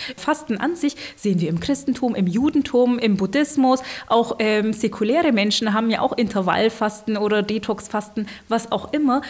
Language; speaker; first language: German; early bilingual, other home language; Turkish